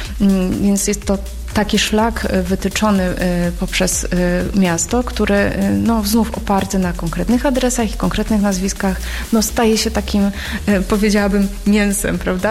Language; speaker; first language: Polish; native; Polish